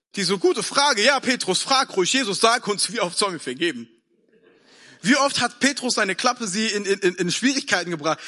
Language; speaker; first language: German; early bilingual, other home language; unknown